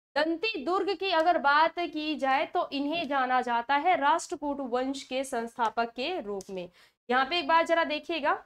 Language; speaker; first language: Hindi; native; Hindi